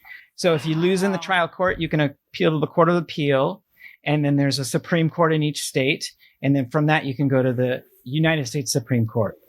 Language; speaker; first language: English; native; English